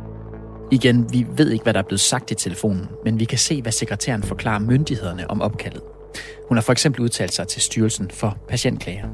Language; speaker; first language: Danish; native; Danish